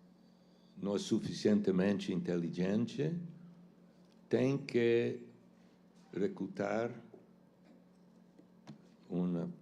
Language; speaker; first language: Portuguese; non-native, fluent; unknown